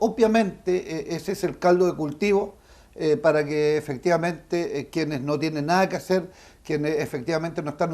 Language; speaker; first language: Spanish; native; Spanish